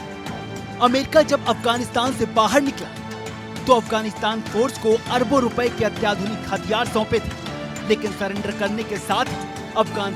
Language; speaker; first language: Hindi; native; Hindi